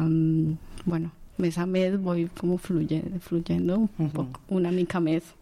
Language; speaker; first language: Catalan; non-native, learner; Spanish